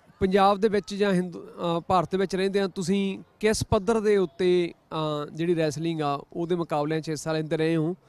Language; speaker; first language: Punjabi; native; Punjabi